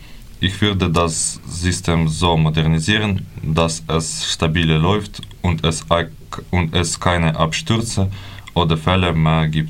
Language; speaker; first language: German; non-native, fluent; Ukrainian